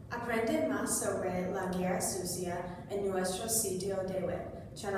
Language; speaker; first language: Spanish; non-native, learner; English